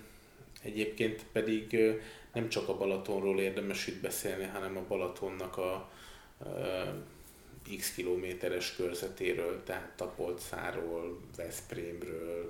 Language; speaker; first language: Hungarian; native; Hungarian